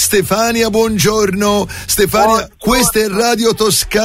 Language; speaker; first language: Italian; native; Italian